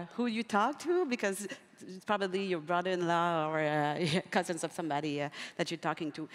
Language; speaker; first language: English; non-native, fluent; French